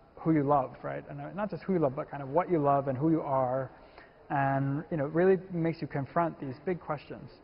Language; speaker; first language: English; native; English